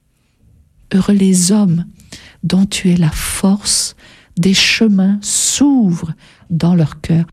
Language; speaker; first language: French; native; French